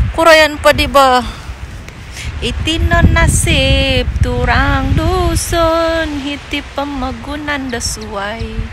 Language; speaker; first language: Malay; non-native, local second language; Central Dusun